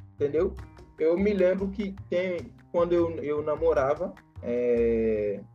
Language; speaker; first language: Portuguese; non-native, fluent; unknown